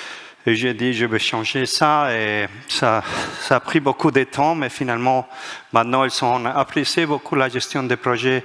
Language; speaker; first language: French; non-native, fluent; Spanish